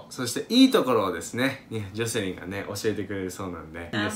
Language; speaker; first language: Japanese; native; Japanese